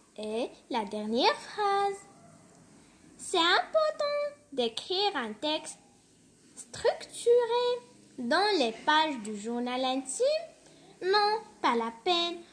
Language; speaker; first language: French; non-native, local second language; Arabic